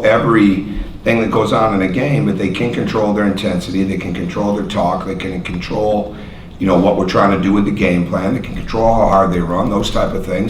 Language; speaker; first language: English; native; English